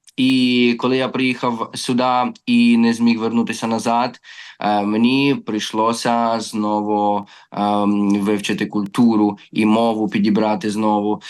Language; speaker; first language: Ukrainian; early bilingual, heritage; Ukrainian